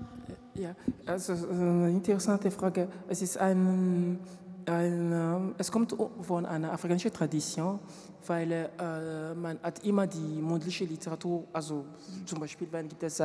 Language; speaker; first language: German; non-native, learner; French